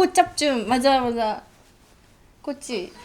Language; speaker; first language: Korean; non-native, learner; Japanese